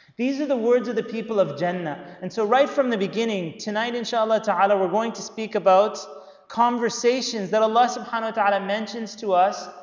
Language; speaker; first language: English; native; English